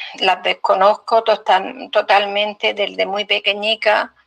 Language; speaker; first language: Spanish; native; Spanish